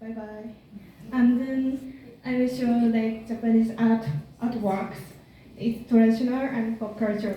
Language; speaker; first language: English; non-native, learner; Japanese